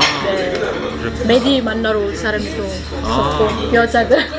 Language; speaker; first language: Korean; non-native, fluent; Arabic